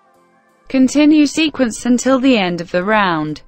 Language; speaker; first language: English; non-native, learner; Spanish